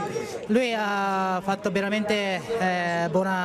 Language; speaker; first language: Italian; non-native, learner; Japanese